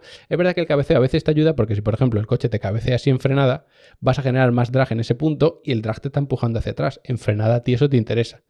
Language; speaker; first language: Spanish; native; Spanish